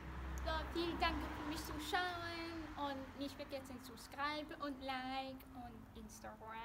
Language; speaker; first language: German; non-native, learner; Spanish